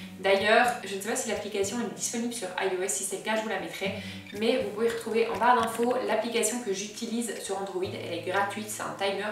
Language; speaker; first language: French; native; French